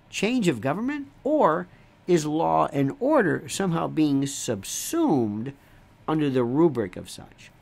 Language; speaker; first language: English; native; English